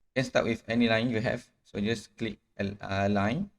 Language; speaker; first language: English; non-native, local second language; Malay